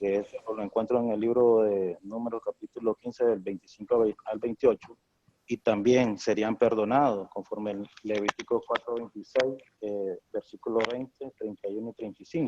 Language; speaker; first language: Spanish; native; Spanish